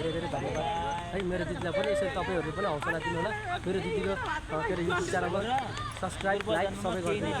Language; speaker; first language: Nepali; native; Nepali